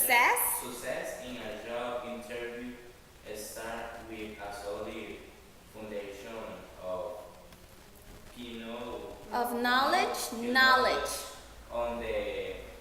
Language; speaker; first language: English; non-native, learner; Spanish